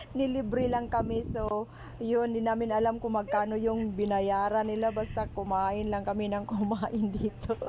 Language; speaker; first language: Filipino; non-native, local second language; Cebuano